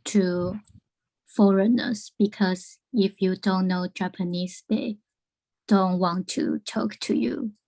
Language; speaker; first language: English; non-native, learner; Chinese